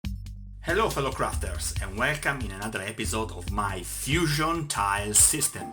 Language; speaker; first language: English; non-native, fluent; Italian